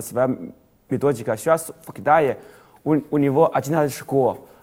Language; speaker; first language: Russian; non-native, learner; Chinese